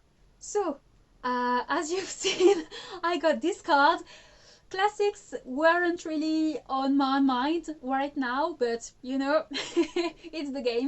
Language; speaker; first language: English; non-native, fluent; French